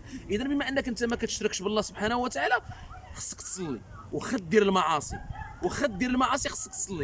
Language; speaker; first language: Arabic; native; Arabic